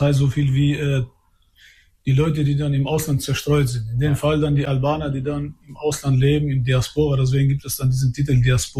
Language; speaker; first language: German; early bilingual, other home language; Albanian